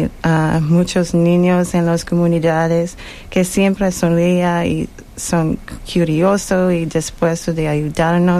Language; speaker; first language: Spanish; non-native, learner; English